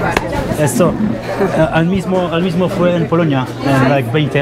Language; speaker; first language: Spanish; non-native, learner; Polish